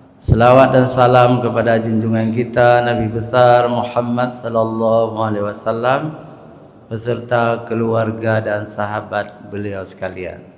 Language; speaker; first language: Malay; non-native, local second language; Achinese